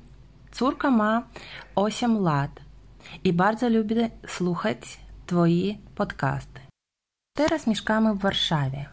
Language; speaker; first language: Polish; non-native, learner; Ukrainian